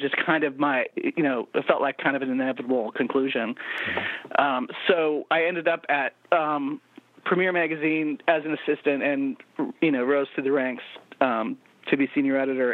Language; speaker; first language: English; native; English